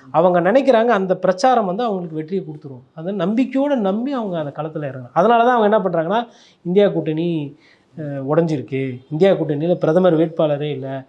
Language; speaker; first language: Tamil; native; Tamil